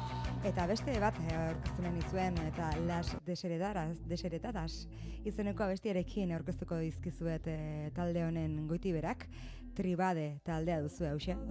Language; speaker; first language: Basque; native; Basque